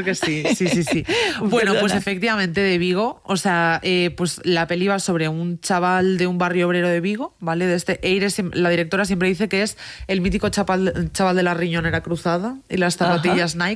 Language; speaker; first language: Spanish; native; Spanish